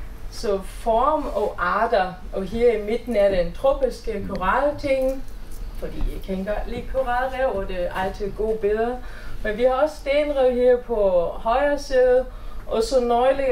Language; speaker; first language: Danish; non-native, fluent; German